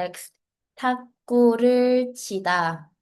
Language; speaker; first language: Korean; non-native, fluent; Filipino